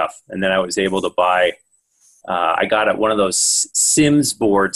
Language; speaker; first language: English; native; English